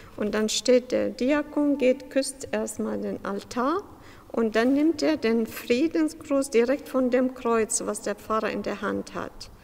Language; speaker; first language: German; non-native, fluent; Syriac